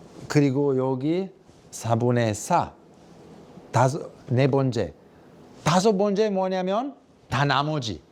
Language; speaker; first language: Korean; early bilingual, heritage; Italian